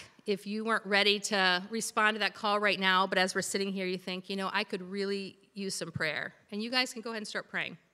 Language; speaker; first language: English; native; English